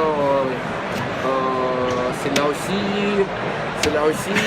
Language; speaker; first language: French; non-native, learner; Russian